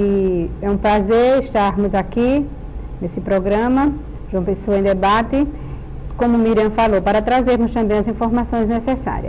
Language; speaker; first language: Portuguese; native; Portuguese